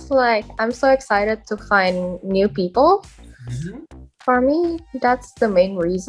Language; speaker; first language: English; non-native, fluent; Indonesian